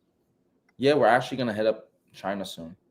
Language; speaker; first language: English; native; English